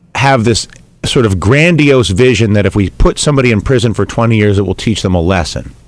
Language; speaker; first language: English; native; English